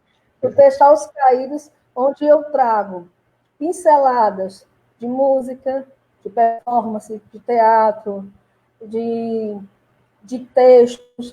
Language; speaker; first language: Portuguese; native; Portuguese